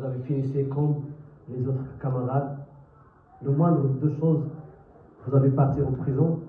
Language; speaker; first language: French; non-native, learner; Arabic